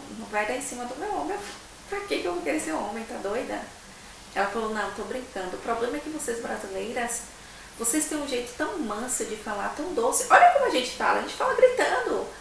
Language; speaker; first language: Portuguese; native; Portuguese